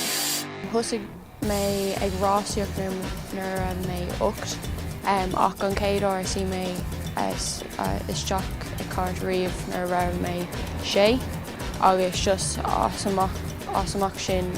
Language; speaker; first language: Irish; non-native, local second language; English